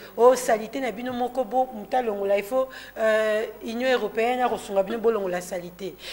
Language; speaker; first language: French; non-native, local second language; Lingala